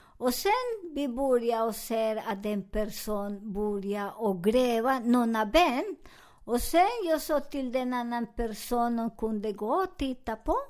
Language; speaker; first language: Swedish; non-native, learner; Spanish